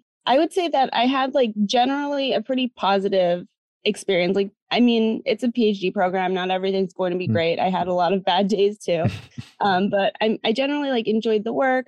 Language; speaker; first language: English; native; English